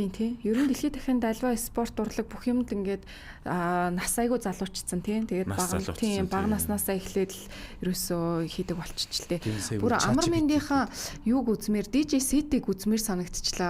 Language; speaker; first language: Mongolian; native; Mongolian